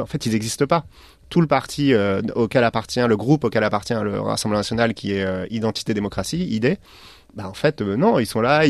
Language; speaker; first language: French; native; French